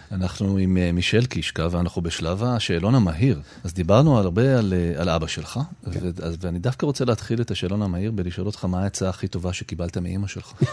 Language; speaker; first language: Hebrew; native; Hebrew